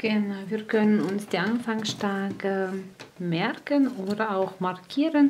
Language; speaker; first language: German; native; German